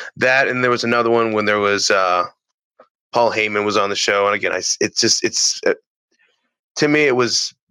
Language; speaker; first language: English; early bilingual, other home language; Italian